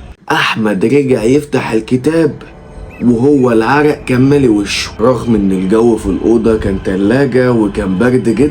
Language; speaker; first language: Arabic; native; Arabic